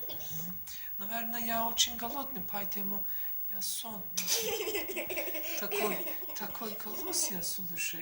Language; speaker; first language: Russian; non-native, learner; Turkish